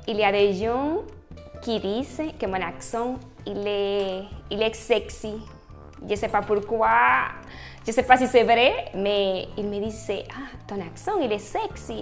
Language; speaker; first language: French; non-native, learner; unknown